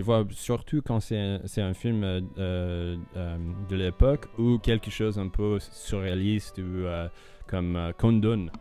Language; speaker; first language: French; non-native, fluent; English